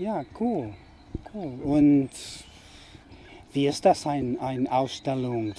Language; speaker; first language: German; non-native, fluent; English